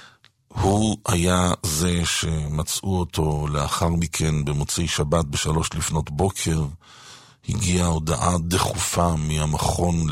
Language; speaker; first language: Hebrew; native; Hebrew